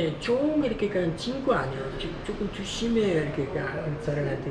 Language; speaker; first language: Korean; non-native, learner; Portuguese